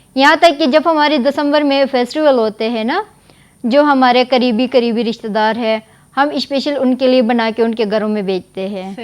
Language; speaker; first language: Urdu; non-native, local second language; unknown